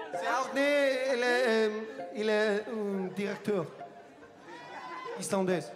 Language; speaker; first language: French; non-native, learner; Icelandic